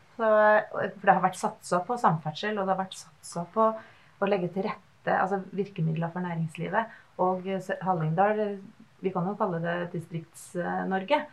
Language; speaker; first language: Norwegian; native; Norwegian